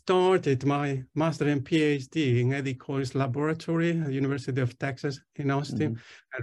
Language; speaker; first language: English; non-native, fluent; Spanish